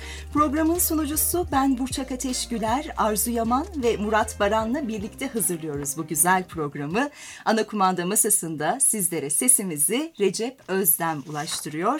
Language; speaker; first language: Turkish; native; Turkish